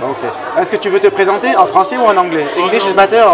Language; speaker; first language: French; native; French